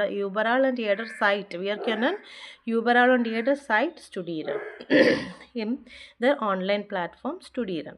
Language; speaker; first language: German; non-native, fluent; Malayalam